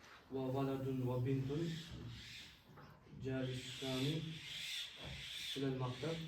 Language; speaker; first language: Arabic; non-native, learner; Urdu